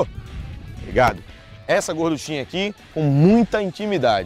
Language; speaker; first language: Portuguese; native; Portuguese